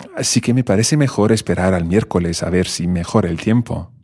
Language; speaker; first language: Spanish; non-native, fluent; English